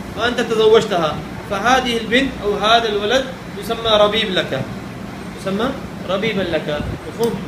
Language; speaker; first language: Arabic; non-native, fluent; Urdu